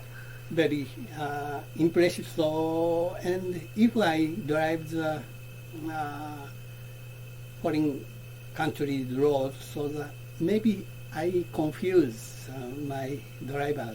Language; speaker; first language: English; non-native, learner; Japanese